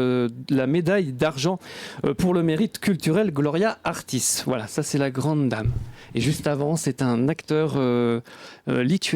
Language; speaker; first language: French; native; French